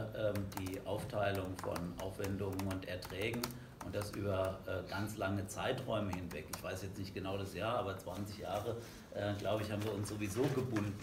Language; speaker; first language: German; native; German